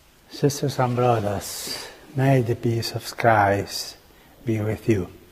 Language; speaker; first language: English; non-native, learner; Spanish